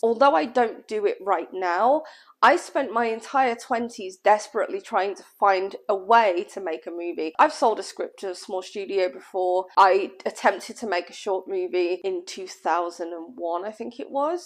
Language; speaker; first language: English; native; English